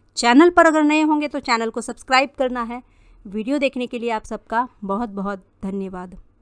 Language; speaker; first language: Hindi; native; Hindi